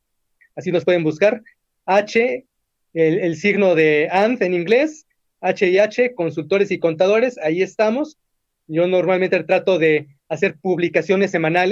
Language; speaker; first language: Spanish; native; Spanish